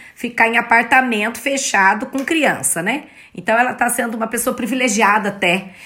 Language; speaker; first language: Portuguese; native; Portuguese